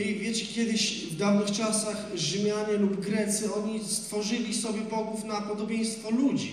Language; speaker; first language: Polish; non-native, learner; Russian